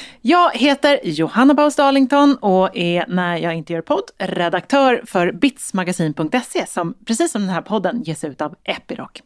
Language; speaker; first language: Swedish; native; Swedish